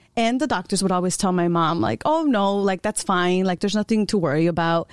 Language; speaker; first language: English; early bilingual, other home language; Spanish